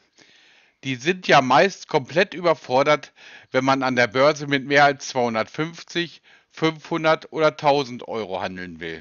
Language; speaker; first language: German; native; German